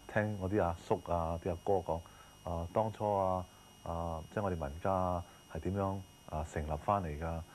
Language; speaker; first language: Cantonese; early bilingual, heritage; Cantonese